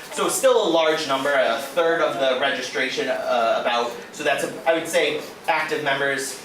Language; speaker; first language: English; native; English